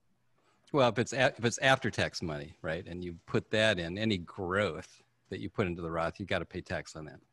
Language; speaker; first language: English; native; English